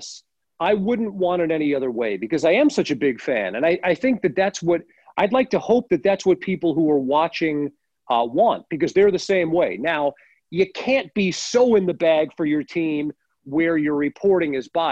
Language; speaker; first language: English; native; English